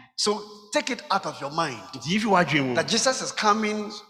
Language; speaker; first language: English; non-native, local second language; Ga